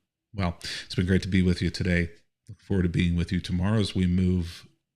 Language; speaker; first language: English; native; English